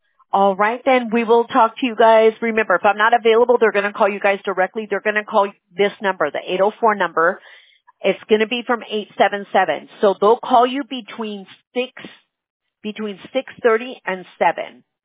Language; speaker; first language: English; early bilingual, other home language; Spanish